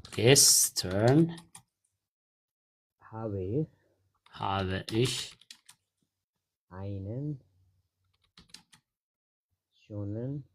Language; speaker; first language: German; non-native, learner; Amharic